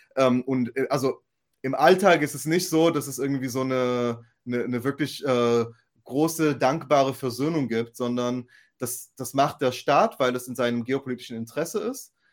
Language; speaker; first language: German; non-native, fluent; Hebrew